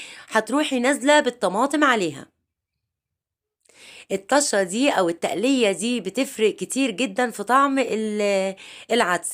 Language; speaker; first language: Arabic; native; Arabic